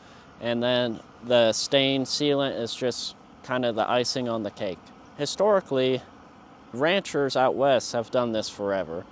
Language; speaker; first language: English; native; English